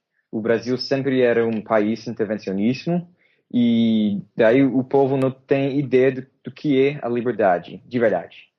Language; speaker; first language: Portuguese; non-native, fluent; English